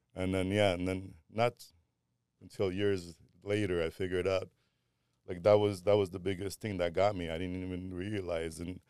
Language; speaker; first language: English; early bilingual, other home language; Armenian